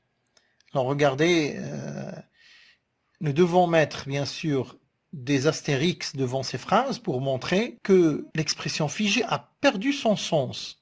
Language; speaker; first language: French; non-native, local second language; Arabic